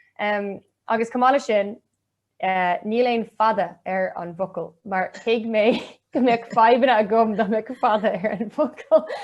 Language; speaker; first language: Irish; non-native, local second language; English